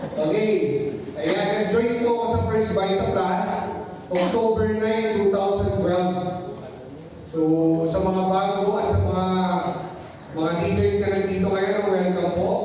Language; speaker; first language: Filipino; native; Filipino